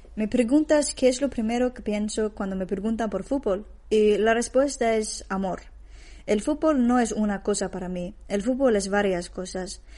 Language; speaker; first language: Spanish; non-native, fluent; Swedish